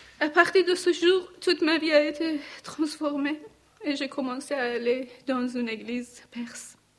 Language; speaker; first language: French; non-native, learner; Persian